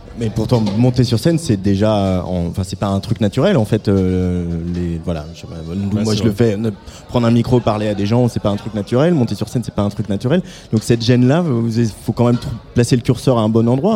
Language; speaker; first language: French; native; French